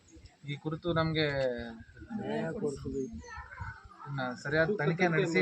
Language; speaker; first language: Kannada; native; Kannada